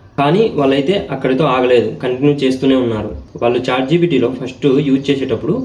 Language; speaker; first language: Telugu; native; Telugu